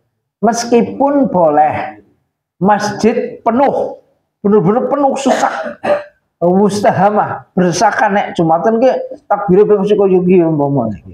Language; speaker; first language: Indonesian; non-native, local second language; Javanese